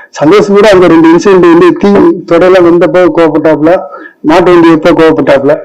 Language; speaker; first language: Tamil; native; Tamil